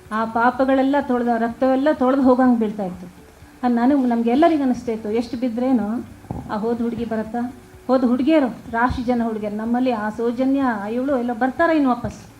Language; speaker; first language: Kannada; native; Kannada